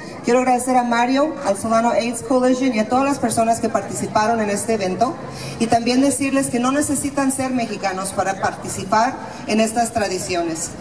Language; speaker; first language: Spanish; early bilingual, heritage; Spanish